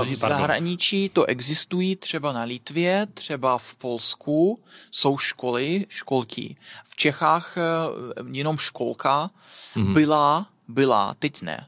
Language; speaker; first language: Czech; non-native, fluent; Belarusian